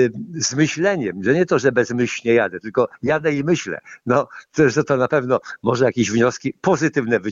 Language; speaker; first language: Polish; native; Polish